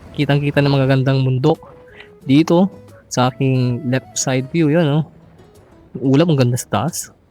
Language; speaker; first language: Filipino; non-native, local second language; Iloko